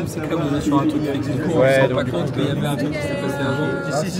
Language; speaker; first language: French; native; French